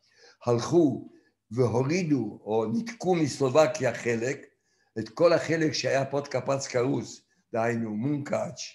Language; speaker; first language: Hebrew; non-native, fluent; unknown